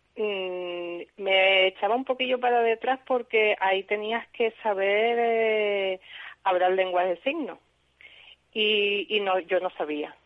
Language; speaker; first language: Spanish; native; Spanish